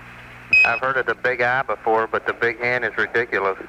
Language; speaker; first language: English; native; English